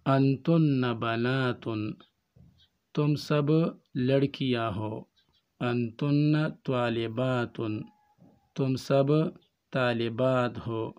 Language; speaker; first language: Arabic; non-native, fluent; Urdu